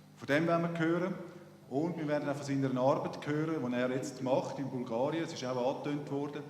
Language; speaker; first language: German; native; German